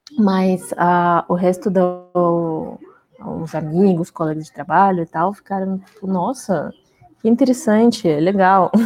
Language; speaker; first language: Portuguese; non-native, fluent; Russian